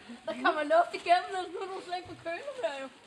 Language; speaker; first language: Danish; native; Danish